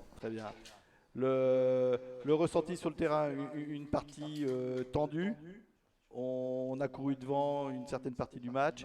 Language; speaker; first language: French; native; French